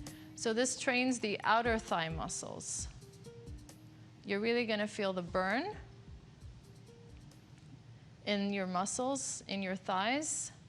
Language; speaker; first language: English; non-native, local second language; Arabic